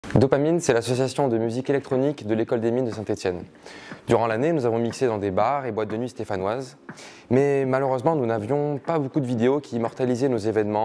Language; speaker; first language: French; native; French